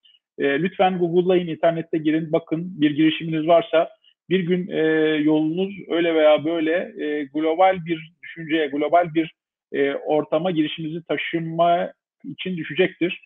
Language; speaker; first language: Turkish; native; Turkish